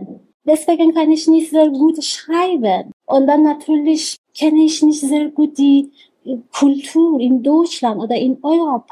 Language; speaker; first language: German; non-native, learner; Persian